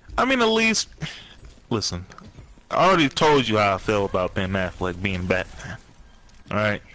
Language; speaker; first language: English; native; English